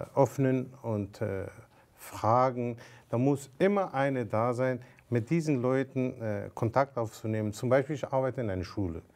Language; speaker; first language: German; non-native, fluent; Persian